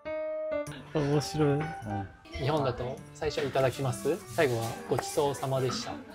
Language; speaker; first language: Japanese; native; Japanese